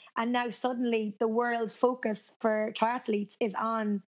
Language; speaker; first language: English; native; English